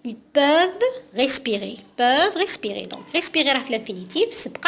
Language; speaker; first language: French; non-native, local second language; Arabic